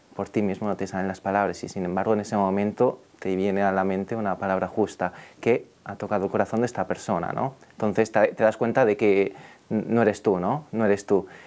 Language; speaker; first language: Spanish; native; Spanish